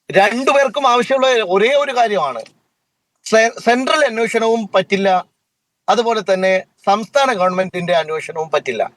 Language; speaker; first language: Malayalam; native; Malayalam